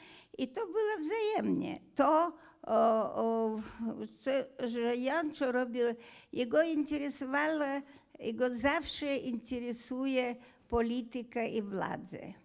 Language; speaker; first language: Polish; non-native, fluent; Hungarian